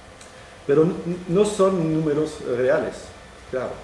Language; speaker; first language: Spanish; non-native, fluent; French